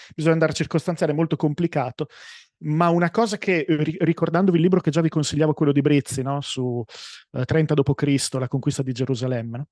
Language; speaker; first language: Italian; native; Italian